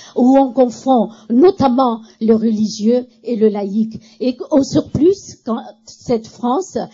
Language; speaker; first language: French; native; French